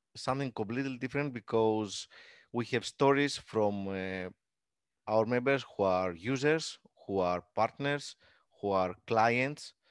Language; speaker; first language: English; non-native, fluent; Greek